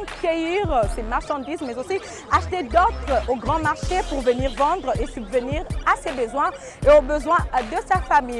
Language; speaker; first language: French; non-native, local second language; Lingala